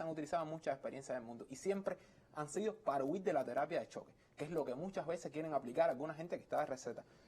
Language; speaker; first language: Spanish; native; Spanish